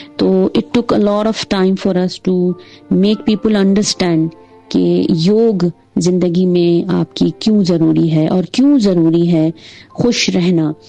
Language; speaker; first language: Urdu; non-native, local second language; Sindhi